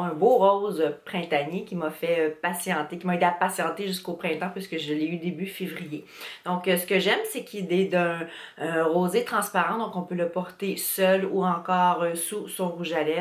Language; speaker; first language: French; native; French